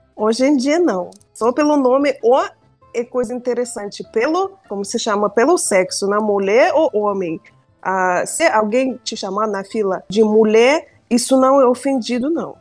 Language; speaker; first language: Portuguese; non-native, fluent; Russian